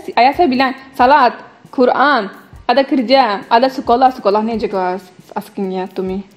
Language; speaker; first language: Indonesian; non-native, learner; Turkish